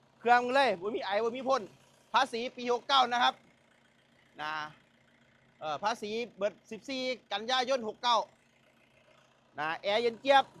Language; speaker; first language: Thai; non-native, local second language; Northeastern Thai